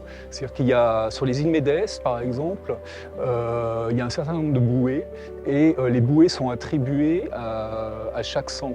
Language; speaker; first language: French; native; French